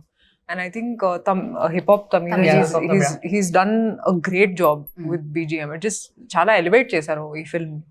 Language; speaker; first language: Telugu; non-native, fluent; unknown